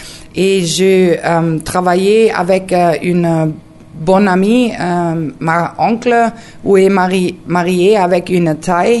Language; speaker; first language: French; non-native, learner; German